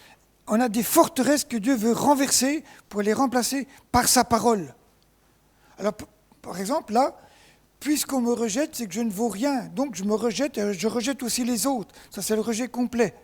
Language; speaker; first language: French; native; French